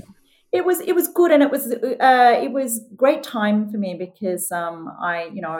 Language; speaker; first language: English; native; English